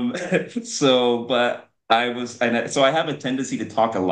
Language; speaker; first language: English; non-native, local second language; Yoruba